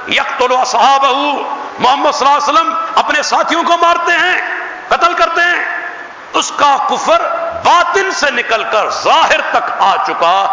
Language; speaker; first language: Urdu; non-native, local second language; Sindhi